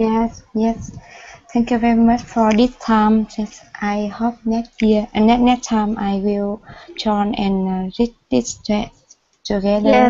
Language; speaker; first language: English; non-native, learner; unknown